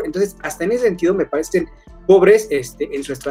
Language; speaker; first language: Spanish; native; Spanish